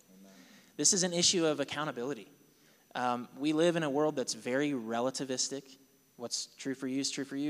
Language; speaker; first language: English; native; English